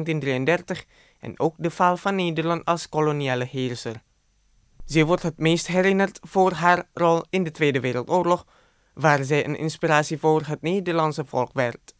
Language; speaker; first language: Dutch; non-native, fluent; Indonesian